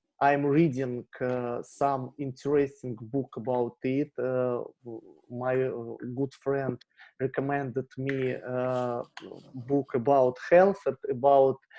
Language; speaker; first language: English; non-native, learner; Russian